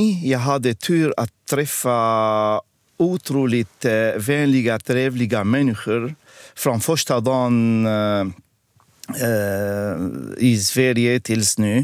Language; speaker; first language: Swedish; non-native, fluent; Arabic